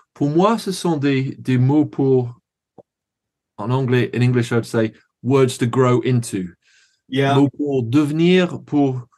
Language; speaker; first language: French; non-native, learner; English